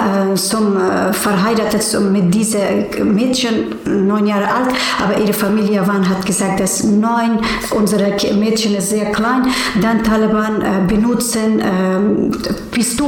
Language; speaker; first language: German; non-native, learner; Persian